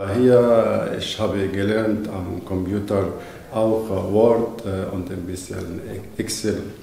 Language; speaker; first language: German; non-native, learner; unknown